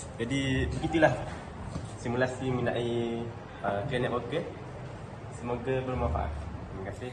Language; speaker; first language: Malay; native; Malay